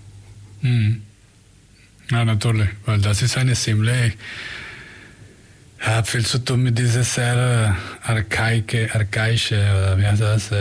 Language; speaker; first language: German; non-native, learner; Spanish